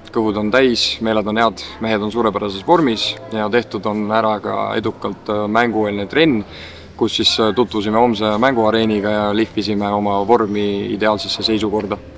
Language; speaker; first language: Estonian; native; Estonian